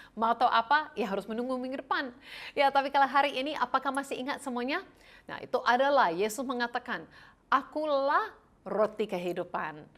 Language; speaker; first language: Indonesian; non-native, fluent; English